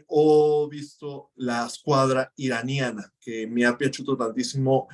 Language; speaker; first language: Italian; non-native, fluent; Spanish